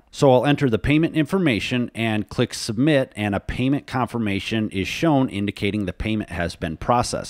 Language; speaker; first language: English; native; English